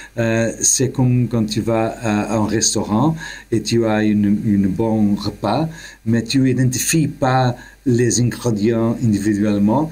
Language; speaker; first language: French; non-native, learner; Portuguese